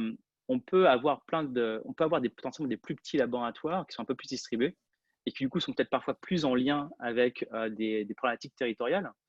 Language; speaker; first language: French; native; French